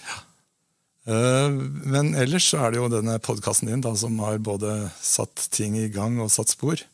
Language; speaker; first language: Norwegian; native; Norwegian